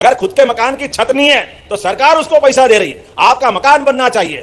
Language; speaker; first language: Hindi; native; Hindi